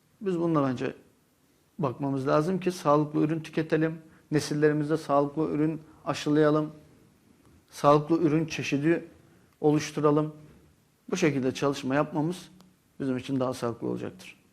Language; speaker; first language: Turkish; native; Turkish